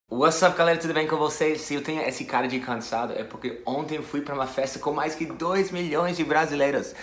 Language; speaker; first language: Portuguese; non-native, fluent; English